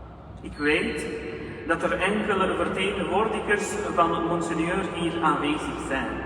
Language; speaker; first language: Dutch; non-native, fluent; Urdu